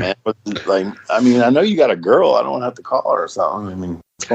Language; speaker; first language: English; native; English